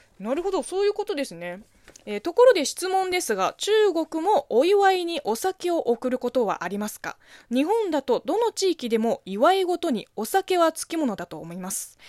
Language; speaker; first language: Japanese; non-native, fluent; Chinese